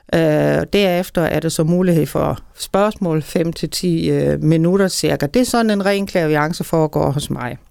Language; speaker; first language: Danish; native; Danish